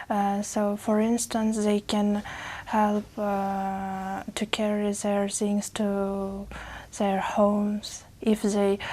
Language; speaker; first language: English; non-native, learner; Uzbek